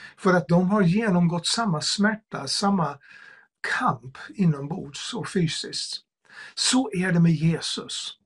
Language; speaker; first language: Swedish; non-native, fluent; English